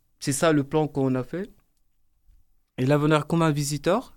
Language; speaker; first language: French; non-native, learner; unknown